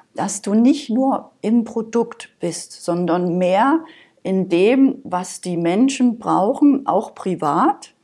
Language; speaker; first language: German; native; German